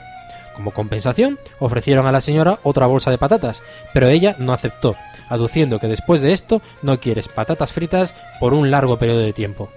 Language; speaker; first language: Spanish; native; Spanish